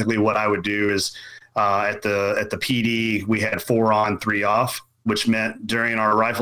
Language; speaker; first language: English; native; English